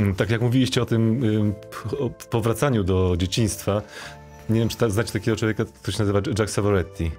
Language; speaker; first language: Polish; native; Polish